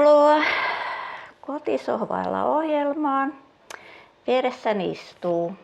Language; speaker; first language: Finnish; native; Finnish